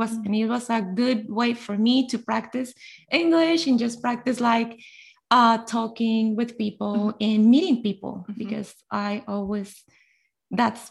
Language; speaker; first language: English; non-native, fluent; Spanish